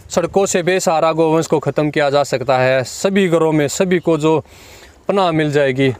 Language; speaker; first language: Hindi; native; Hindi